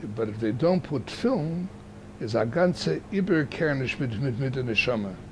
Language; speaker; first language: English; native; English